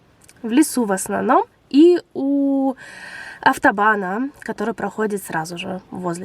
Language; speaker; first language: Russian; early bilingual, heritage; Russian